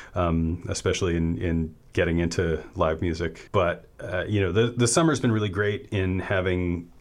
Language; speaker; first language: English; native; English